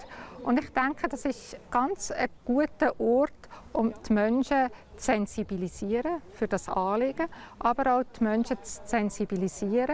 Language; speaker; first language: German; native; German